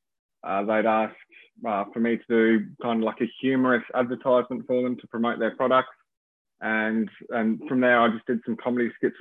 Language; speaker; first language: English; native; English